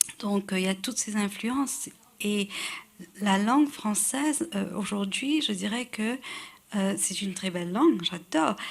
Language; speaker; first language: French; non-native, local second language; Morisyen